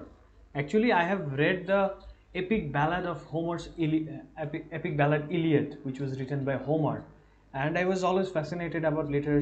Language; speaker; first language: English; non-native, fluent; Bangla